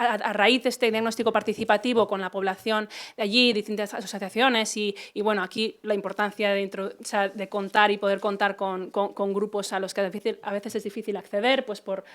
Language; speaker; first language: Spanish; native; Spanish